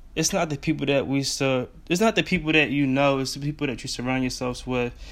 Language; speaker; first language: English; native; English